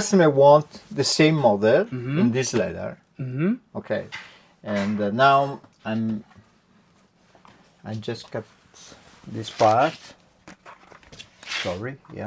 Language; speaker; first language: English; non-native, learner; Italian